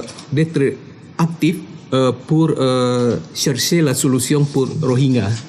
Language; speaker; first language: French; non-native, fluent; Indonesian